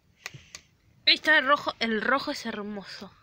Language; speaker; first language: Spanish; native; Spanish